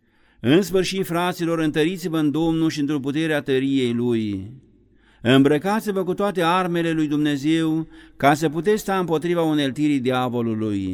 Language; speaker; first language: Romanian; native; Romanian